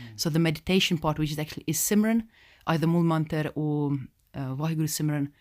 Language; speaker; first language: English; non-native, fluent; Russian